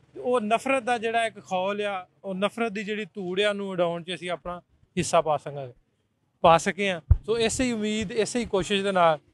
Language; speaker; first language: Punjabi; native; Punjabi